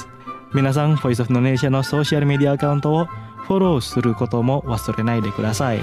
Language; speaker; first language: Japanese; non-native, fluent; Indonesian